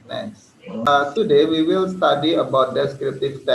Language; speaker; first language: English; non-native, fluent; Indonesian